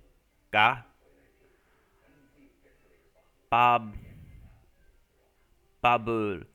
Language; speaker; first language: Korean; non-native, learner; English